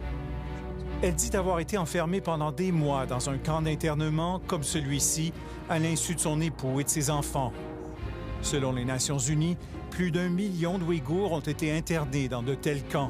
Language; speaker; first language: French; native; French